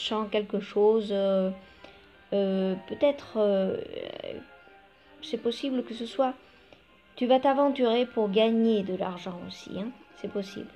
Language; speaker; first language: French; non-native, fluent; Spanish